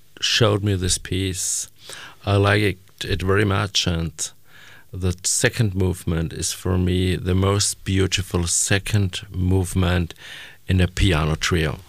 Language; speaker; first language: English; non-native, learner; German